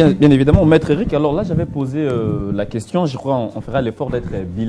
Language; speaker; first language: French; non-native, local second language; Lingala